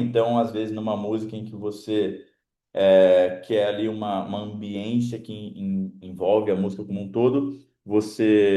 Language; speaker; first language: Portuguese; native; Portuguese